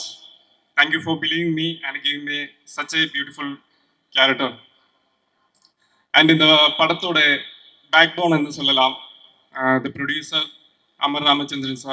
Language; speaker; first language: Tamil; non-native, learner; Malayalam